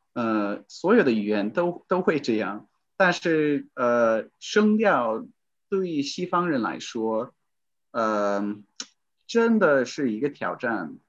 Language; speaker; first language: Chinese; non-native, fluent; English